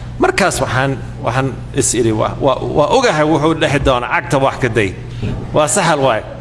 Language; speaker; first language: Somali; non-native, fluent; English